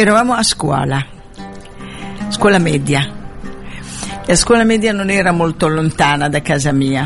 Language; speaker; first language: Italian; non-native, fluent; Arabic